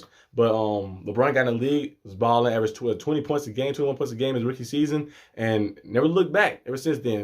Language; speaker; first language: English; native; English